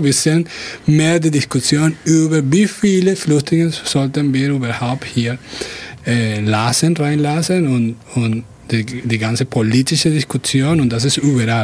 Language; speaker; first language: German; non-native, fluent; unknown